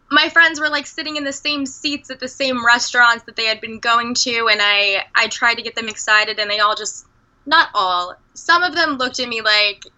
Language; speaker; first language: English; native; English